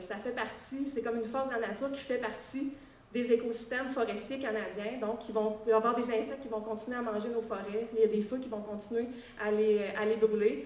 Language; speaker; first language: French; native; French